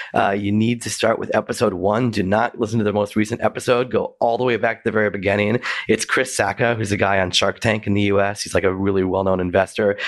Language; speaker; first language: English; native; English